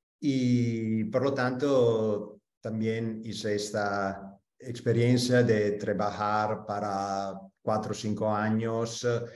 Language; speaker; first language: Spanish; non-native, fluent; Italian